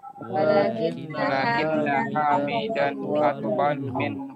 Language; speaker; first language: Arabic; non-native, learner; Indonesian